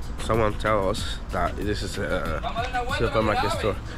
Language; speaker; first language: English; non-native, fluent; Spanish